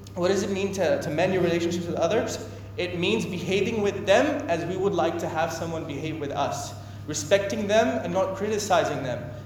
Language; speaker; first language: English; native; English